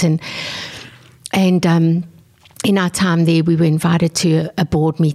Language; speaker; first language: English; native; English